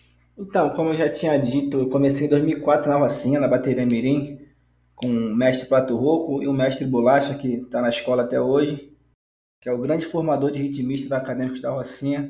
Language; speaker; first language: Portuguese; native; Portuguese